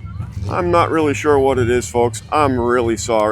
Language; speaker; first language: English; native; English